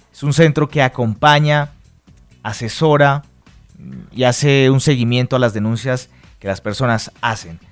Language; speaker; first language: Spanish; native; Spanish